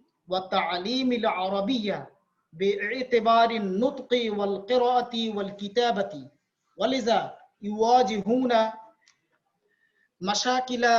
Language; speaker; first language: Arabic; non-native, fluent; Bangla